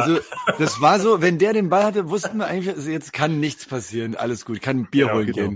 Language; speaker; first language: German; native; German